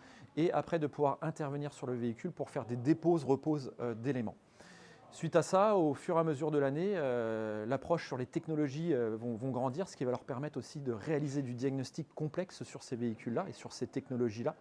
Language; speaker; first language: French; native; French